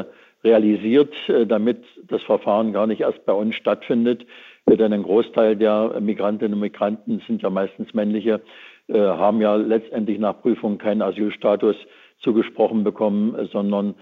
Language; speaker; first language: German; native; German